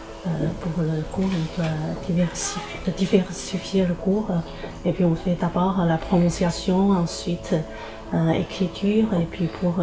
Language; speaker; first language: French; non-native, fluent; Chinese